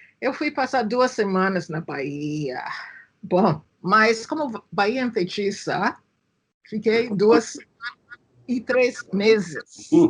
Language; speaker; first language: Portuguese; non-native, fluent; English